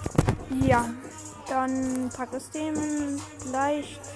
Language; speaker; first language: German; native; German